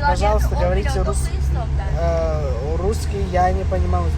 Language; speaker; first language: Russian; non-native, learner; Uzbek